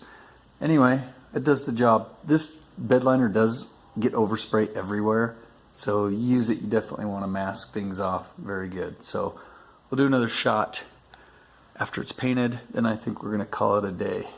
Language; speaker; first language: English; native; English